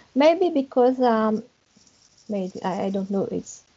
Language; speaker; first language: English; non-native, learner; French